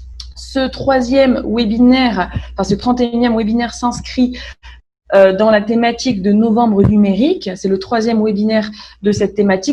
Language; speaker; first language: French; native; French